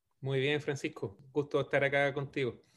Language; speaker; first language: Spanish; native; Spanish